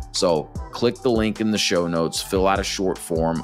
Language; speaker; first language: English; native; English